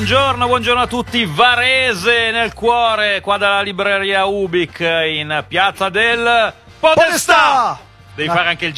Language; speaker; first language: Italian; native; Italian